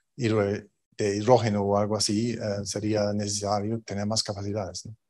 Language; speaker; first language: Spanish; non-native, fluent; German